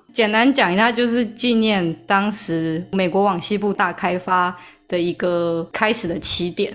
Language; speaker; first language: Chinese; native; Chinese